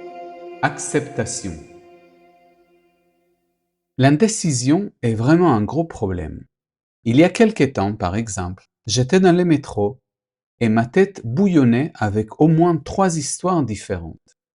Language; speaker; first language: French; non-native, fluent; Spanish